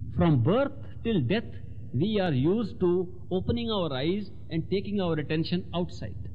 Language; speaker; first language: English; non-native, local second language; Hindi